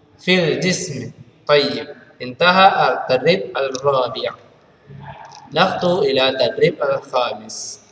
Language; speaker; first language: Arabic; non-native, fluent; Indonesian